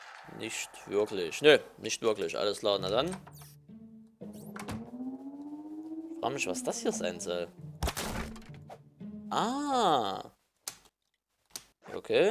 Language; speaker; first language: German; native; German